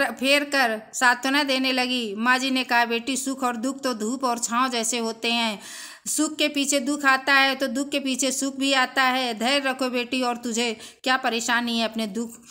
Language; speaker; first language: Hindi; native; Hindi